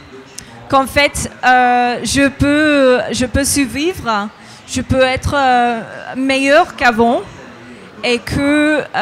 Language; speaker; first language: French; non-native, fluent; English